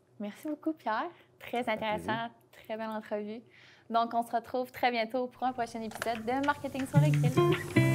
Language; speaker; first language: French; native; French